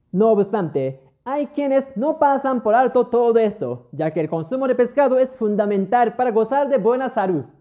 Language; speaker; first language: Spanish; non-native, fluent; Japanese